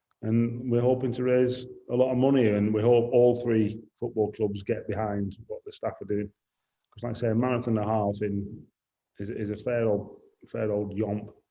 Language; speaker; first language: English; native; English